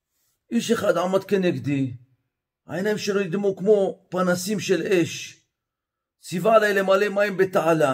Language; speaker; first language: Hebrew; native; Hebrew